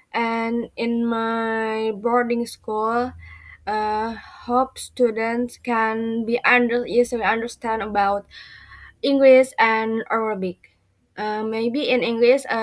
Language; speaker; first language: English; non-native, learner; Indonesian